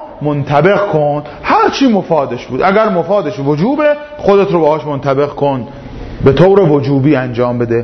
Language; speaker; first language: Persian; native; Persian